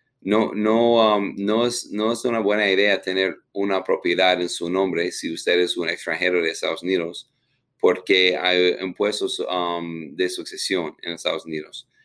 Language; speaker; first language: Spanish; non-native, fluent; English